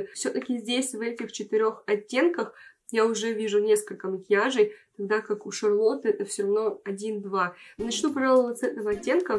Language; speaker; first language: Russian; native; Russian